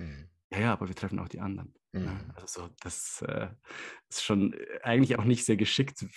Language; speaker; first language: German; native; German